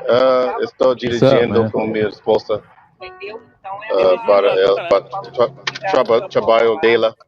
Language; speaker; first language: Portuguese; non-native, learner; English